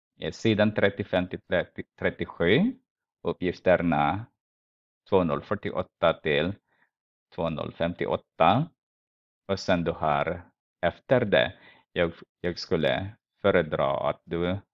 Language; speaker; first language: Swedish; non-native, fluent; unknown